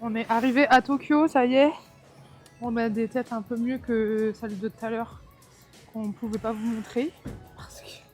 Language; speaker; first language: French; native; French